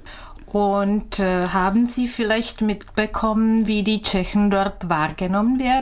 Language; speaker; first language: German; non-native, fluent; Czech